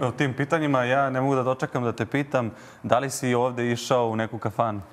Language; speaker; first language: Bosnian; native; Bosnian